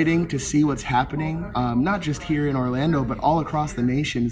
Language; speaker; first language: English; native; English